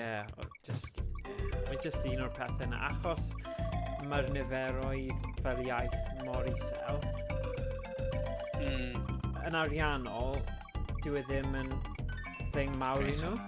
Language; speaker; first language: Welsh; native; Welsh